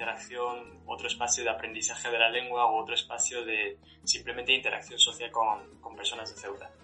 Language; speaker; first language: Spanish; native; Spanish